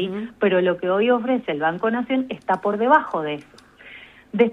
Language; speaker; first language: Spanish; native; Spanish